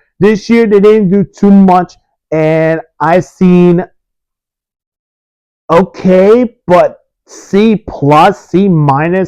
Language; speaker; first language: English; early bilingual, other home language; Spanish